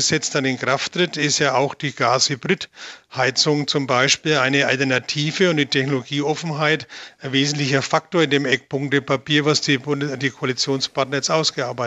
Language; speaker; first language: German; native; German